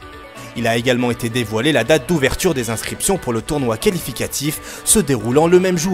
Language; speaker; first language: French; native; French